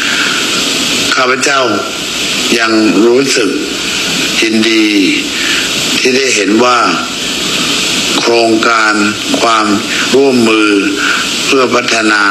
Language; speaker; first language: Thai; native; Thai